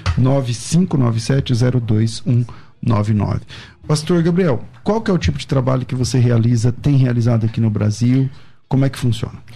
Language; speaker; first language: Portuguese; native; Portuguese